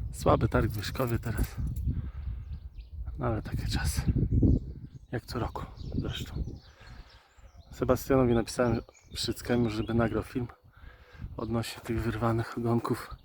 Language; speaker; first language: Polish; native; Polish